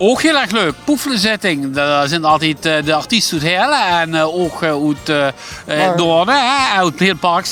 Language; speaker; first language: Dutch; native; Dutch